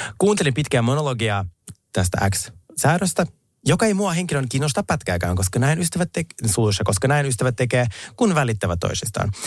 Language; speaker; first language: Finnish; native; Finnish